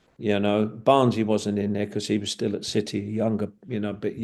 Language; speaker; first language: English; native; English